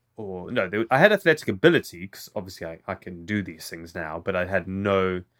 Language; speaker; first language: English; native; English